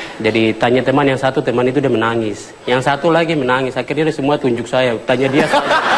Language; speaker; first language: Indonesian; non-native, local second language; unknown